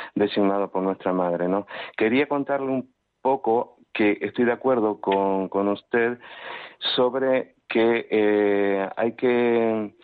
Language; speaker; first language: Spanish; native; Spanish